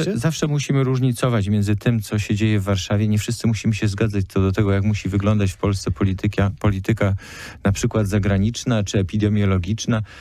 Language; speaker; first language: Polish; native; Polish